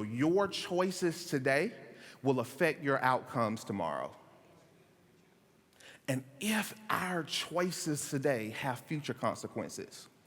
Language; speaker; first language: English; native; English